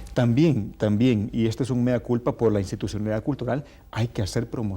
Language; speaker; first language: Spanish; native; Spanish